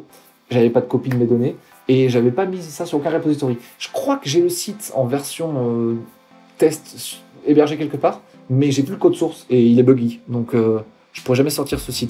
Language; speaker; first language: French; native; French